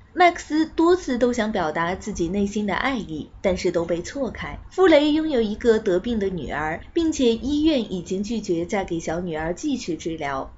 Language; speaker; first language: Chinese; native; Chinese